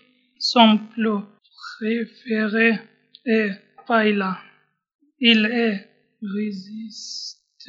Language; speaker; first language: French; non-native, learner; Spanish